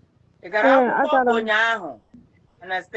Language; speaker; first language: Igbo; native; Igbo